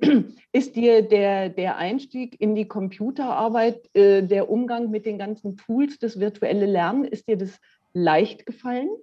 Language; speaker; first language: German; native; German